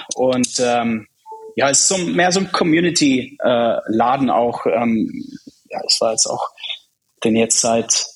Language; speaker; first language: German; early bilingual, other home language; Czech